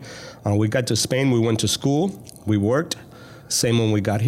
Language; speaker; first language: English; early bilingual, other home language; Spanish